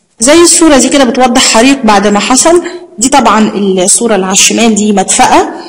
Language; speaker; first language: Arabic; native; Arabic